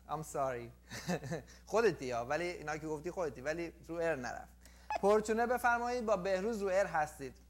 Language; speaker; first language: Persian; native; Persian